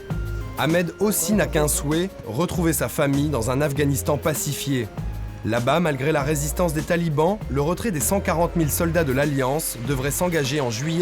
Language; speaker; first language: French; native; French